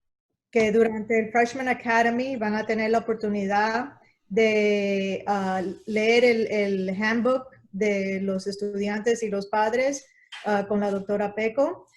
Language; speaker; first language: Spanish; early bilingual, heritage; Spanish